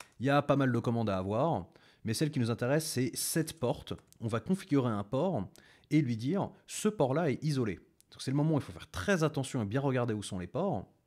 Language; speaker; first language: French; native; French